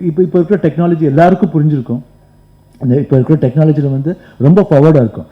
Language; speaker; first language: Tamil; non-native, local second language; Kannada